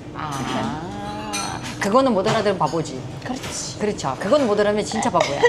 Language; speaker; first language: Korean; non-native, fluent; Uzbek